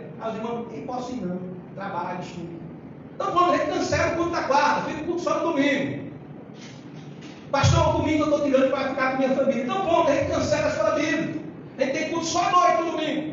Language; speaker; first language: Portuguese; native; Portuguese